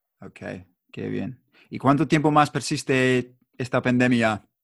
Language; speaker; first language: Spanish; non-native, learner; English